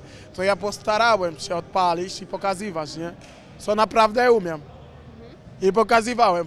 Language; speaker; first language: Polish; non-native, learner; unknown